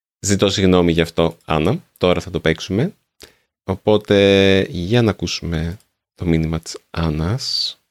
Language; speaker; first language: Greek; native; Greek